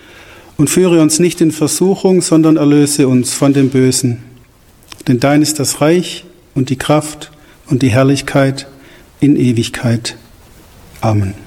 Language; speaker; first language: German; native; German